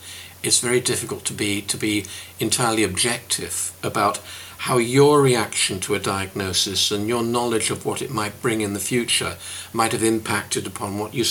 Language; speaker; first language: English; native; English